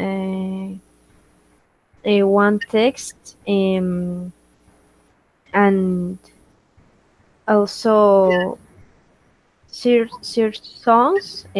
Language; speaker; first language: English; non-native, learner; Spanish